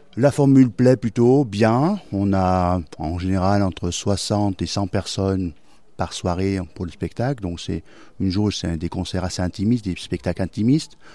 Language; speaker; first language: French; native; French